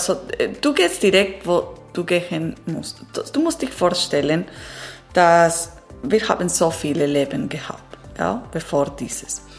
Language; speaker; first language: German; non-native, learner; Italian